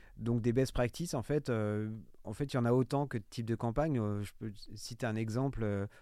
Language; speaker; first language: French; native; French